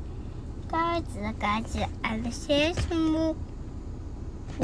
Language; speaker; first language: Russian; early bilingual, heritage; Chinese